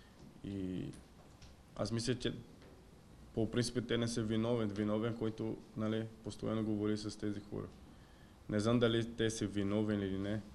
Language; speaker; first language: Bulgarian; non-native, learner; Portuguese